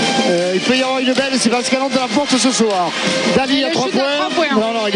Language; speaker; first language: French; native; French